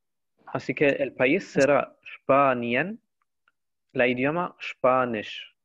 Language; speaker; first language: Spanish; non-native, learner; Arabic